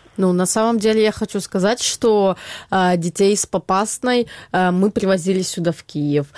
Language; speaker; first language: Russian; native; Russian